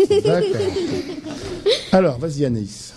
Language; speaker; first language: French; native; French